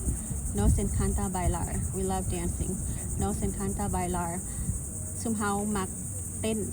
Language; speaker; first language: Spanish; non-native, learner; Lao